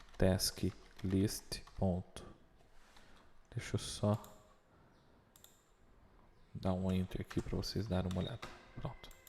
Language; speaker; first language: Portuguese; native; Portuguese